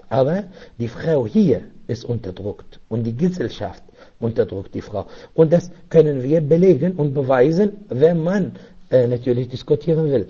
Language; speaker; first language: German; non-native, fluent; Arabic